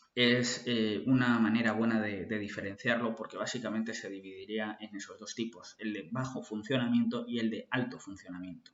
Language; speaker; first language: Spanish; native; Spanish